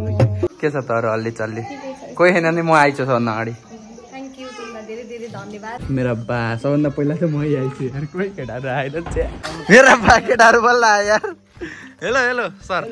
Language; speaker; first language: Nepali; native; Nepali